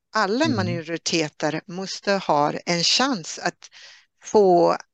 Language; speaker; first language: Swedish; non-native, fluent; English